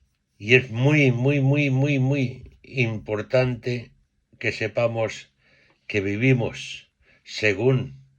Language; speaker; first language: Spanish; native; Spanish